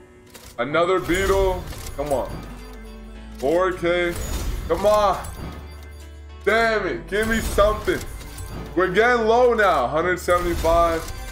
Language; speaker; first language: English; native; English